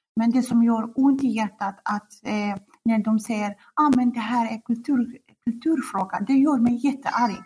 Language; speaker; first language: Swedish; non-native, fluent; Kurdish